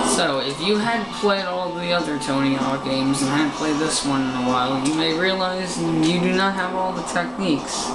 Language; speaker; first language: English; native; English